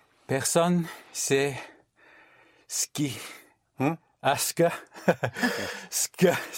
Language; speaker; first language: French; non-native, learner; English